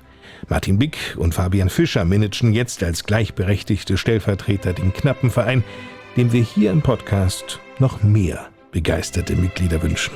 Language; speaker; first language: German; native; German